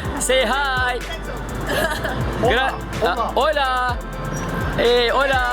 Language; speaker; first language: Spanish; non-native, learner; Turkish